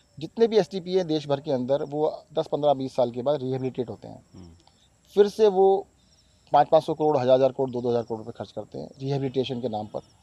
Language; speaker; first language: Hindi; native; Hindi